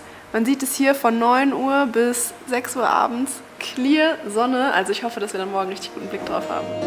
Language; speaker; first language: German; native; German